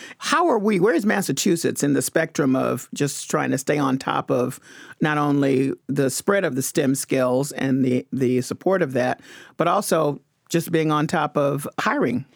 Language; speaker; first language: English; native; English